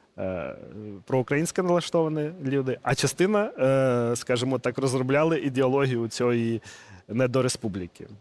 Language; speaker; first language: Ukrainian; non-native, local second language; Russian